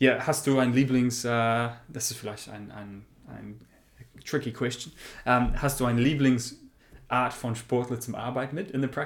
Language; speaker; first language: German; non-native, learner; English